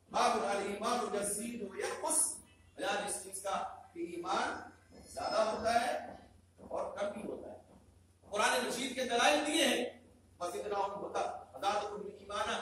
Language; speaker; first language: Urdu; native; Urdu